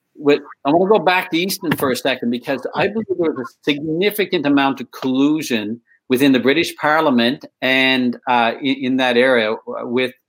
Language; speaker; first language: English; native; English